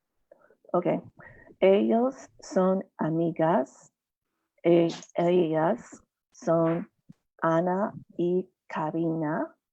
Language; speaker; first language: Spanish; non-native, learner; English